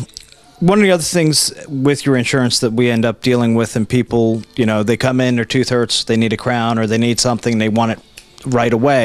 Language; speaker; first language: English; native; English